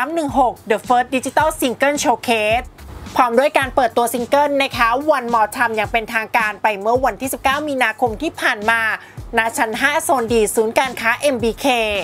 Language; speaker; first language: Thai; native; Thai